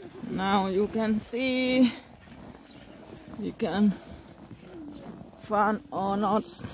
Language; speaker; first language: English; non-native, learner; Thai